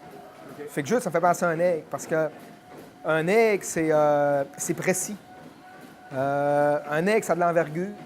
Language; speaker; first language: French; native; French